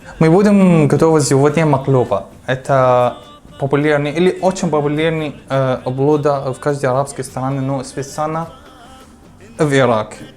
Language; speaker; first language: Russian; non-native, learner; Arabic